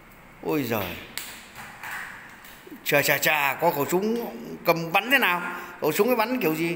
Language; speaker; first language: Vietnamese; native; Vietnamese